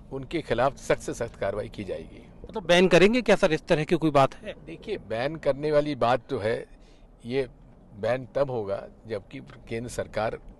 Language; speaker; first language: Hindi; native; Hindi